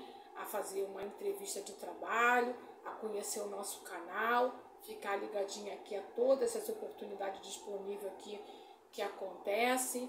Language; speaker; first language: Portuguese; native; Portuguese